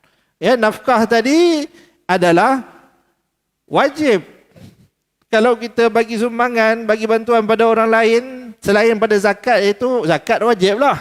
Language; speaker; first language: Malay; native; Malay